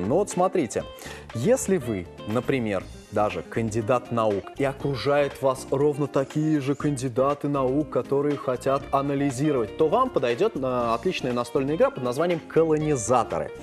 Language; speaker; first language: Russian; native; Russian